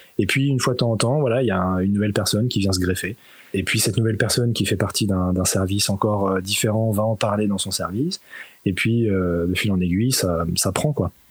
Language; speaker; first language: French; native; French